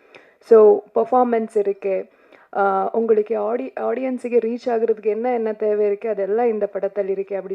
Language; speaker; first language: Tamil; non-native, learner; Kannada